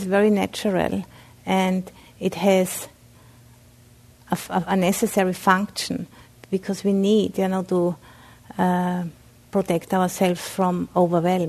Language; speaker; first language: English; non-native, fluent; German